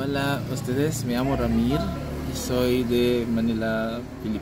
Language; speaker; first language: Spanish; non-native, fluent; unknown